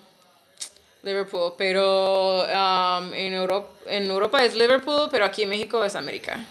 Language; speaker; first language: Spanish; non-native, learner; English